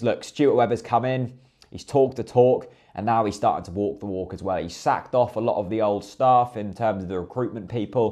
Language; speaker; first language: English; native; English